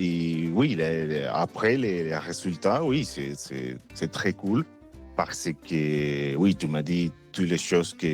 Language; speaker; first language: French; non-native, learner; Spanish